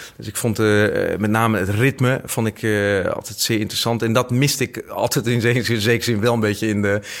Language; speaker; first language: Dutch; native; Dutch